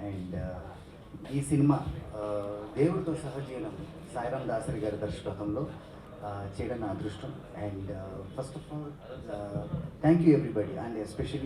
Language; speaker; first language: Telugu; native; Telugu